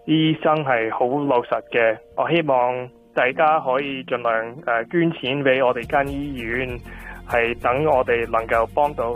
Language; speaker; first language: Cantonese; non-native, fluent; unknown